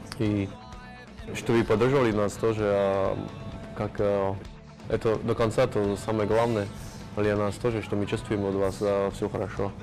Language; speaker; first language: Russian; non-native, learner; Slovak